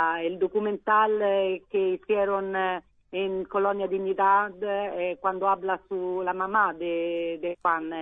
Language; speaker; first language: Spanish; non-native, learner; Italian